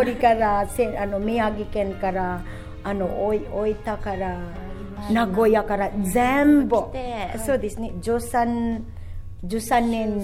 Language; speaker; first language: Japanese; non-native, learner; Filipino